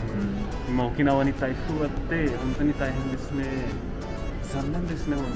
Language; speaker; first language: Japanese; non-native, learner; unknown